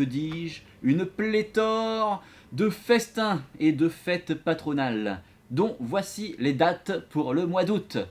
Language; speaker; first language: French; native; French